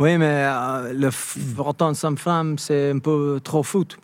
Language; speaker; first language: French; non-native, fluent; English